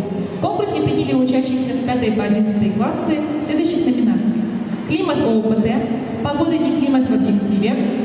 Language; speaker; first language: Russian; native; Russian